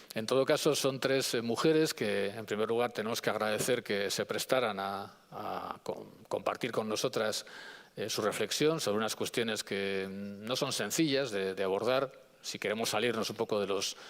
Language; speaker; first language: Spanish; native; Spanish